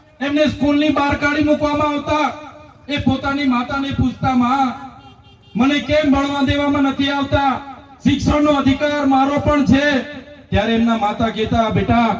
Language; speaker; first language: Gujarati; non-native, local second language; Vasavi